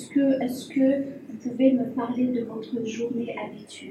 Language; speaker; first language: French; non-native, fluent; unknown